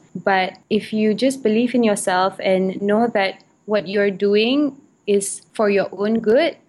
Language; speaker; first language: English; non-native, local second language; Malay